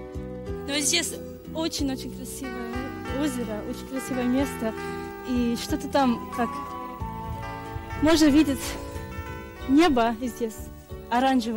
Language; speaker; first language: Russian; non-native, fluent; English